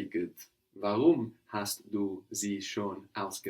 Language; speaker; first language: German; non-native, fluent; English